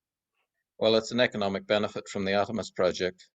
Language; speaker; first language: English; native; English